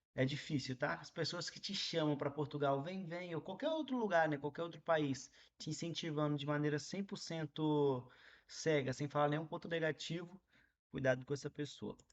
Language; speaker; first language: Portuguese; native; Portuguese